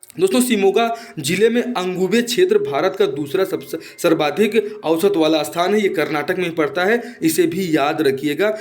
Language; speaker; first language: Hindi; native; Hindi